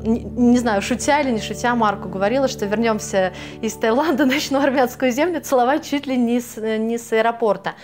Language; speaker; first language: Russian; native; Russian